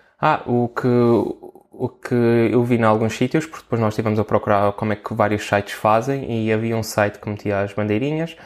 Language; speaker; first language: Portuguese; native; Portuguese